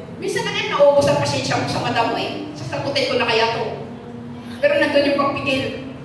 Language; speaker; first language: Filipino; non-native, local second language; Hiligaynon